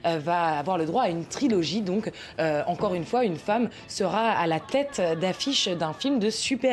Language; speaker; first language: French; native; French